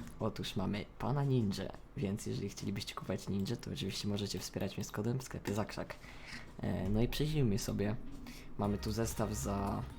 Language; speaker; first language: Polish; native; Polish